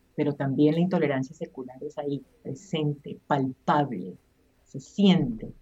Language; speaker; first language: Spanish; native; Spanish